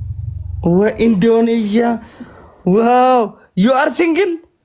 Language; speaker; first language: English; non-native, learner; Oromo